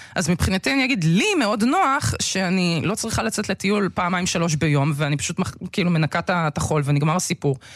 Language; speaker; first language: Hebrew; early bilingual, other home language; Russian